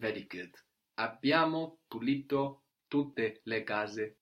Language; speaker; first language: Italian; non-native, fluent; English